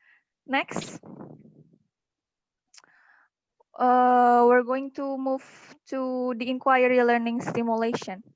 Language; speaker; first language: English; non-native, learner; Indonesian